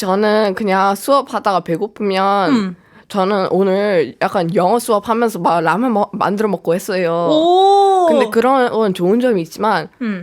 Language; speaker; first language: Korean; early bilingual, other home language; English